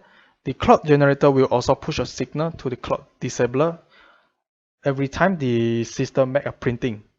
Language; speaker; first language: English; non-native, fluent; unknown